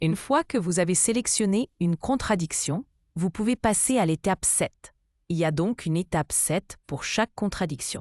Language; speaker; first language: French; native; French